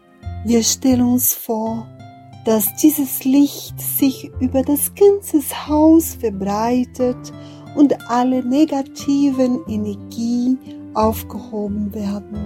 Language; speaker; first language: German; non-native, fluent; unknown